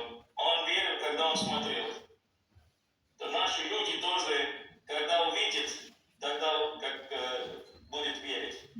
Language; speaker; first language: Russian; non-native, local second language; Punjabi